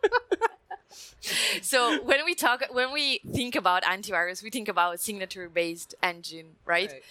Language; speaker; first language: English; non-native, fluent; Italian